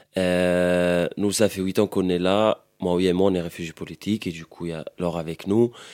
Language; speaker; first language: French; non-native, fluent; Arabic